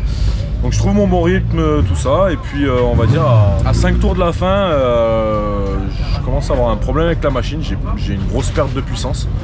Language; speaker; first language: French; native; French